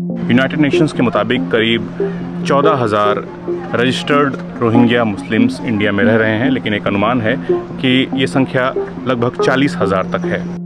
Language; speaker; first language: Hindi; native; Hindi